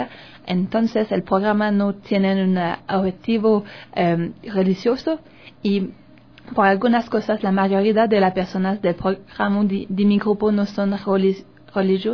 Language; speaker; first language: Spanish; non-native, learner; French